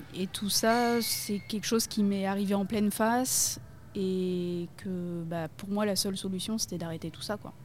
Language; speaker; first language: French; native; French